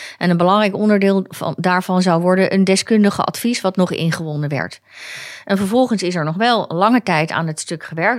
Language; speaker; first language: Dutch; native; Dutch